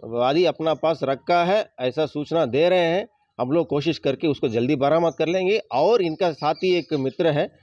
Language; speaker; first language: Hindi; native; Hindi